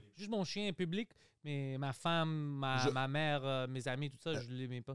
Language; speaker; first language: French; early bilingual, other home language; Greek